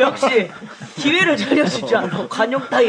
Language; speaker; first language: Korean; native; Korean